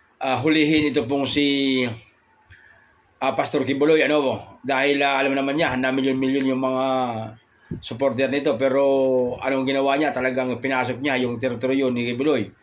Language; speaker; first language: Filipino; non-native, local second language; Bikol